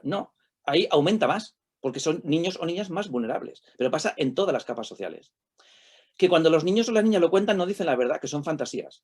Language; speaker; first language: Spanish; native; Spanish